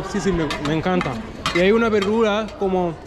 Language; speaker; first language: Spanish; non-native, learner; Swahili